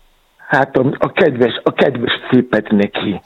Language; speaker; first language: Hungarian; non-native, fluent; Yoruba